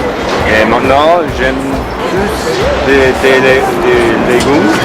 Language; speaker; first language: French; non-native, learner; English